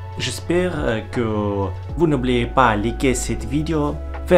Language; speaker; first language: French; non-native, learner; Russian